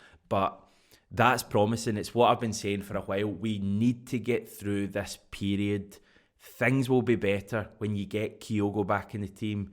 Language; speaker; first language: English; native; English